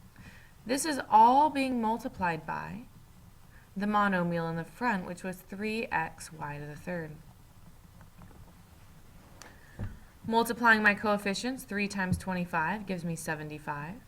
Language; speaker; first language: English; native; English